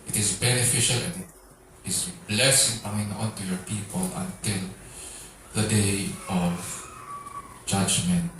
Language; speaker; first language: English; non-native, local second language; Filipino